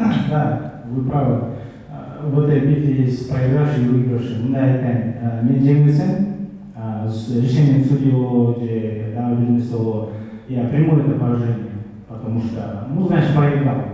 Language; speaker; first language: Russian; non-native, local second language; Kyrgyz